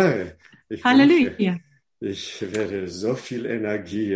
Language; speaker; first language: German; non-native, fluent; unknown